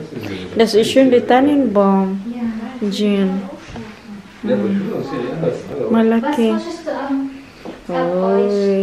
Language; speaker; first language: German; non-native, learner; Filipino